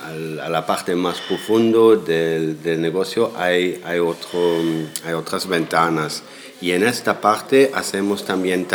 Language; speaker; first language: Spanish; non-native, fluent; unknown